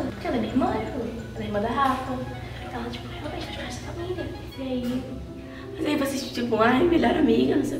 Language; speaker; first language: Portuguese; native; Portuguese